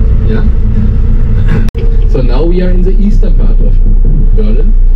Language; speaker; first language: English; non-native, fluent; German